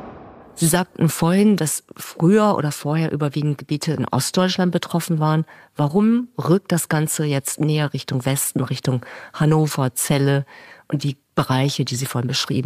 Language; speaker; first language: German; native; German